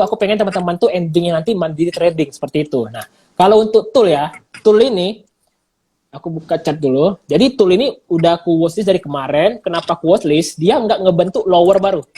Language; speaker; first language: Indonesian; native; Indonesian